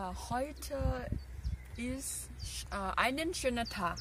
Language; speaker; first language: German; non-native, learner; Thai